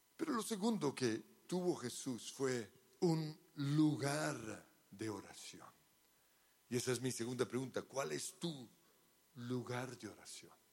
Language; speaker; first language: Spanish; early bilingual, other home language; English